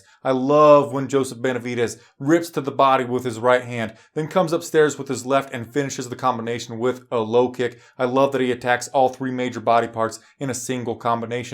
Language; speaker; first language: English; native; English